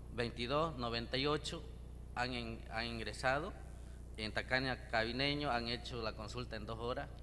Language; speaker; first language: Spanish; native; Spanish